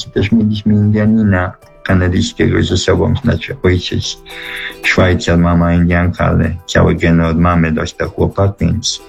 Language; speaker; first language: Polish; early bilingual, heritage; Polish